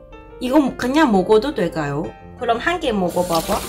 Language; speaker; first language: Korean; non-native, learner; Cantonese